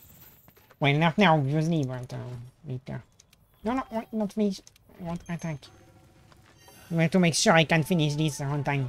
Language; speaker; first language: English; non-native, fluent; French